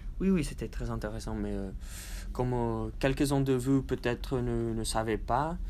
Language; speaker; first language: French; non-native, learner; English